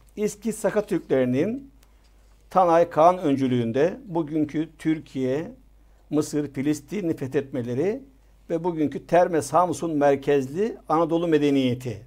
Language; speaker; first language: Turkish; native; Turkish